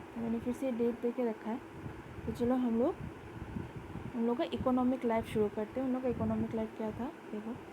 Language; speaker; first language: Hindi; non-native, local second language; Bangla